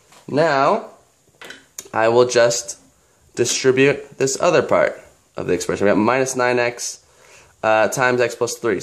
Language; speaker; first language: English; native; English